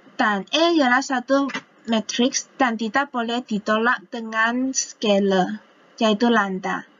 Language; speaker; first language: Malay; non-native, local second language; Chinese